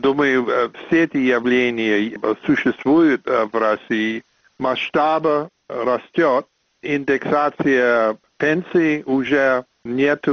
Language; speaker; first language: Russian; non-native, fluent; English